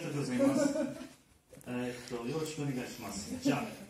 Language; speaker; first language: Japanese; non-native, learner; Turkish